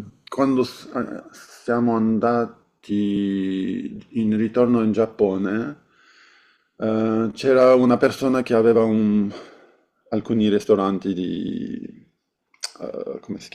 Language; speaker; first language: Italian; non-native, fluent; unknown